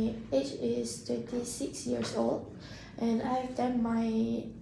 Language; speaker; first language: English; non-native, learner; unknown